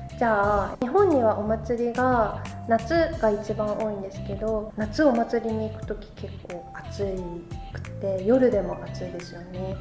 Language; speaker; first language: Japanese; native; Japanese